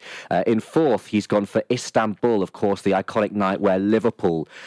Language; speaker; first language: English; native; English